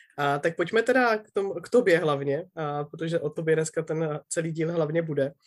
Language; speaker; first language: Czech; native; Czech